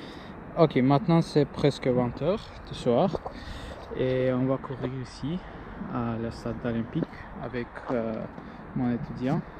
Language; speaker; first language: French; non-native, learner; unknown